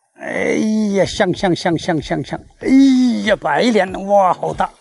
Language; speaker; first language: Chinese; native; Chinese